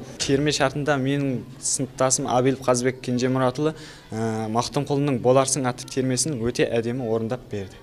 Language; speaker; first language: Kazakh; native; Kazakh